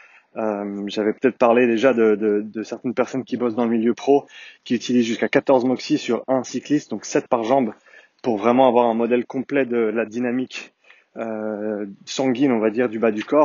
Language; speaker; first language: French; native; French